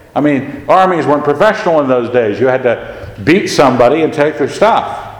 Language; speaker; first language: English; native; English